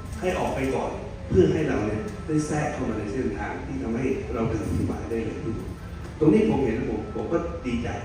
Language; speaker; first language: Thai; native; Thai